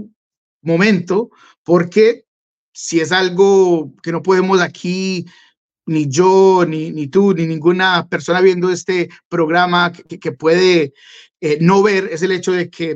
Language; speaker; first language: Spanish; native; Spanish